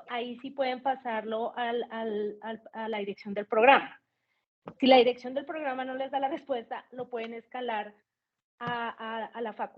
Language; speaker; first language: Spanish; native; Spanish